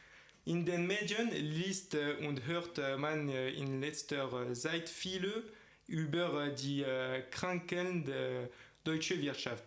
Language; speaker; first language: German; non-native, fluent; French